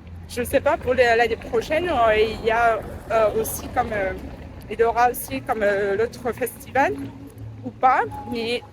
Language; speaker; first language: French; non-native, learner; Vietnamese